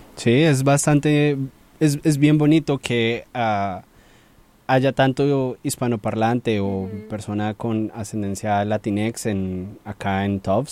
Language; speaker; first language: Spanish; native; Spanish